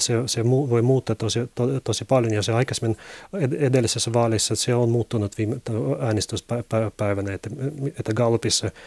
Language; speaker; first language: Finnish; non-native, learner; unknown